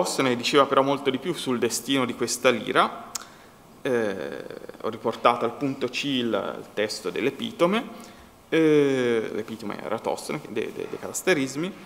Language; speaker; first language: Italian; native; Italian